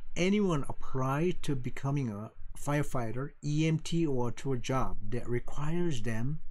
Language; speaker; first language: English; non-native, fluent; Korean